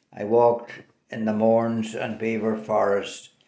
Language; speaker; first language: English; native; English